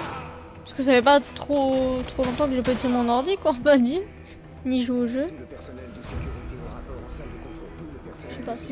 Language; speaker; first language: French; native; French